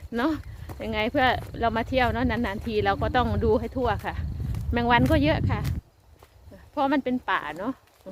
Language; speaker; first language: Thai; native; Thai